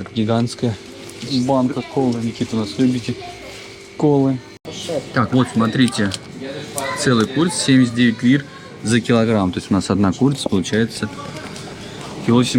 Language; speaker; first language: Russian; native; Russian